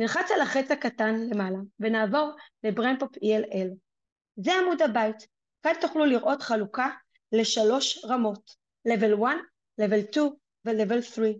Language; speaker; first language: Hebrew; native; Hebrew